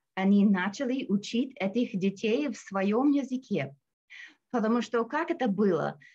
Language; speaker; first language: Russian; non-native, fluent; English